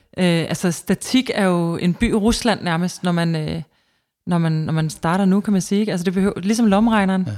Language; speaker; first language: Danish; native; Danish